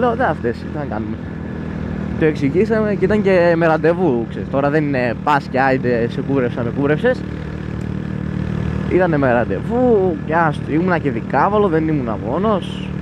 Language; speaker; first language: Greek; native; Greek